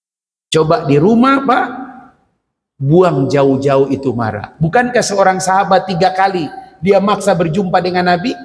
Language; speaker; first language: Indonesian; native; Indonesian